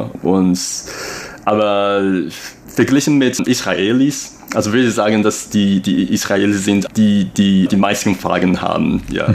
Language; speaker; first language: German; non-native, fluent; Chinese